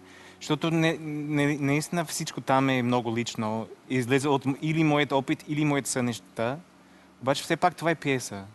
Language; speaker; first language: Bulgarian; non-native, learner; English